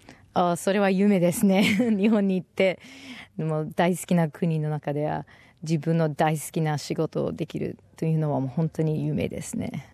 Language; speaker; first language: Japanese; non-native, fluent; English